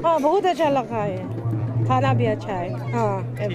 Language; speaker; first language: Hindi; non-native, local second language; Mizo